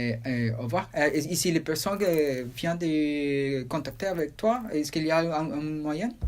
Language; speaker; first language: French; non-native, learner; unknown